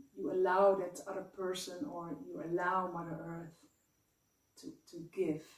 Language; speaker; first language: English; non-native, fluent; Dutch